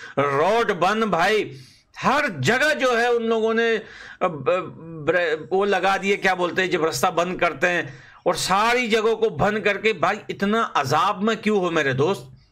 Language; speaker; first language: Urdu; native; Urdu